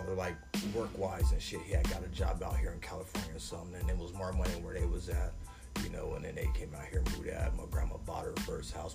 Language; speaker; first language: English; native; English